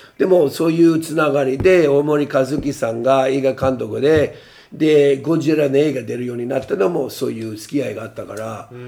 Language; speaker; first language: Japanese; non-native, fluent; English